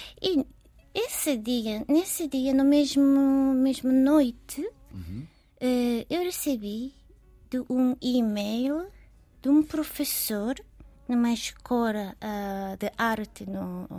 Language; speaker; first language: Portuguese; non-native, learner; Japanese